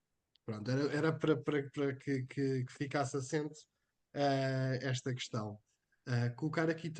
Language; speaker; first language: Portuguese; native; Portuguese